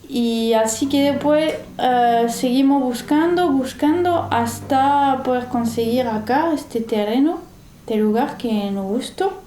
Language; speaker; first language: Spanish; non-native, fluent; French